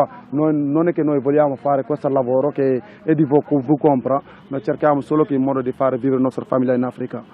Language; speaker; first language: Italian; non-native, local second language; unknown